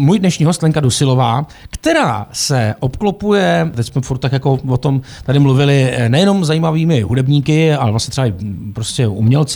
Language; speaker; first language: Czech; native; Czech